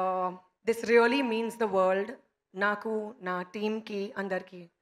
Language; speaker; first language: Telugu; non-native, learner; Hindi